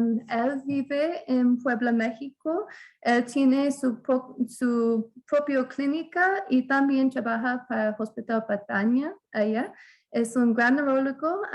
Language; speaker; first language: Spanish; non-native, fluent; English